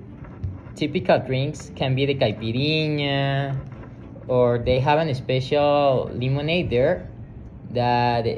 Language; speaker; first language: English; non-native, learner; Spanish